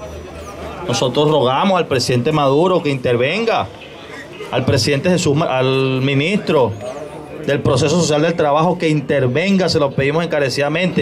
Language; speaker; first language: Spanish; native; Spanish